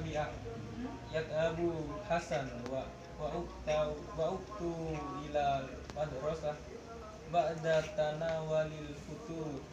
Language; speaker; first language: Arabic; non-native, learner; Indonesian